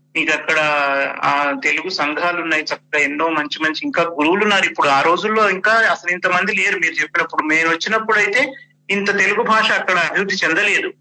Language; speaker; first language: Telugu; native; Telugu